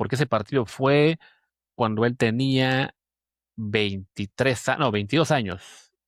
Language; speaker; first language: Spanish; native; Spanish